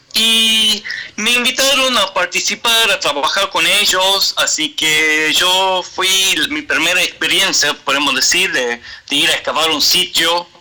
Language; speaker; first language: Spanish; non-native, fluent; Swedish